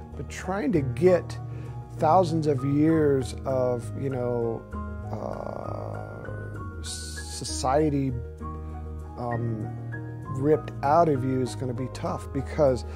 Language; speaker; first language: English; native; English